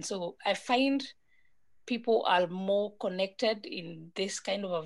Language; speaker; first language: English; non-native, local second language; Kikuyu